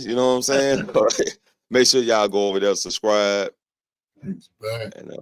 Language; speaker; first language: English; native; English